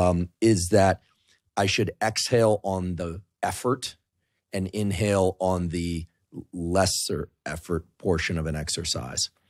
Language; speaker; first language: English; native; English